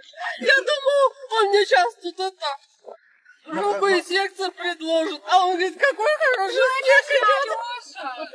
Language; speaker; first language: Russian; native; Russian